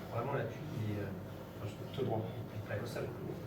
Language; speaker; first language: French; native; French